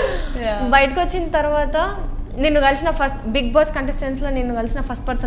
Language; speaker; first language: Telugu; native; Telugu